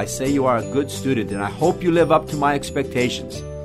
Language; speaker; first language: English; native; English